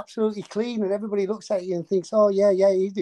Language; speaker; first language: English; native; English